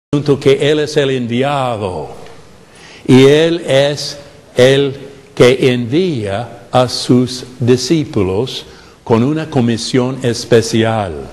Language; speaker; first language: Spanish; non-native, fluent; English